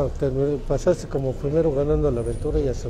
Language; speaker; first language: Spanish; native; Spanish